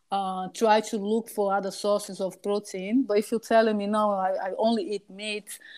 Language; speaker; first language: English; non-native, fluent; Portuguese